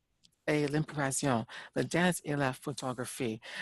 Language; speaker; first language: French; non-native, learner; English